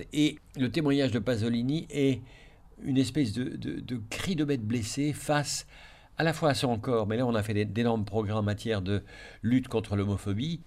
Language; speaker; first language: French; native; French